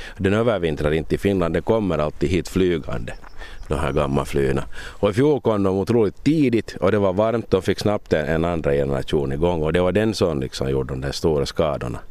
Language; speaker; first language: Swedish; native; Swedish